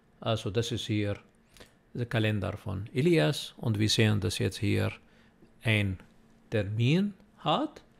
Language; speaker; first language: German; non-native, fluent; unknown